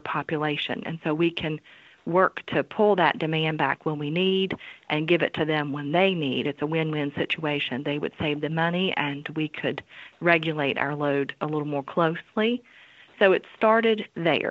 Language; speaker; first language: English; native; English